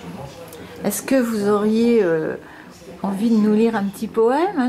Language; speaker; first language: French; native; French